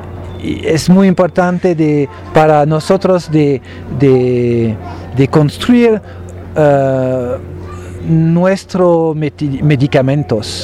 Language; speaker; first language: Spanish; non-native, learner; French